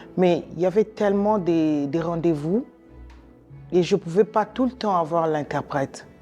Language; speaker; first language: French; non-native, local second language; Lingala